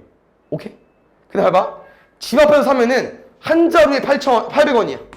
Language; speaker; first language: Korean; native; Korean